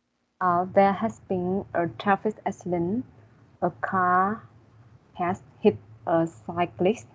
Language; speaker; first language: English; non-native, learner; Vietnamese